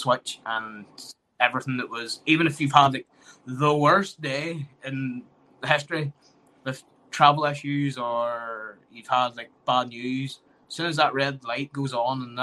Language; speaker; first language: English; native; English